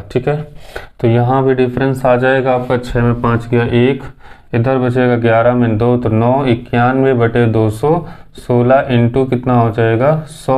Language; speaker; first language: Hindi; native; Hindi